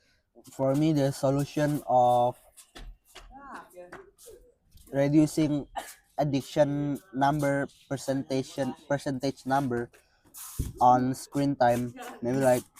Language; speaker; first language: English; non-native, fluent; Indonesian